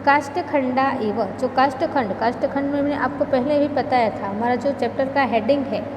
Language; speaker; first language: Hindi; non-native, local second language; Gujarati